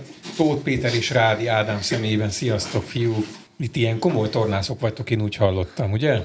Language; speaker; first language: Hungarian; native; Hungarian